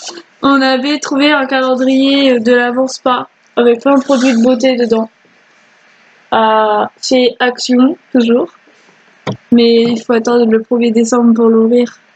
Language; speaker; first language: French; native; French